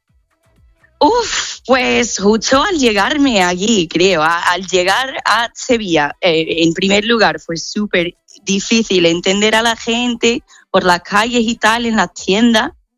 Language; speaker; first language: Spanish; non-native, fluent; English